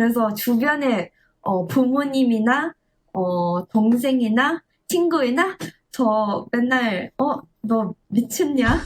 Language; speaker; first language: Korean; non-native, learner; English